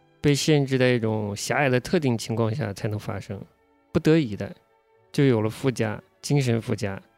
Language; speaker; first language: Chinese; native; Chinese